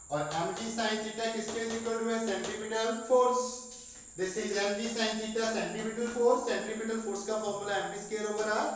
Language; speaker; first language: Hindi; non-native, local second language; Punjabi